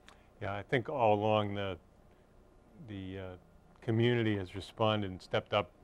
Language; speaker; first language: English; native; English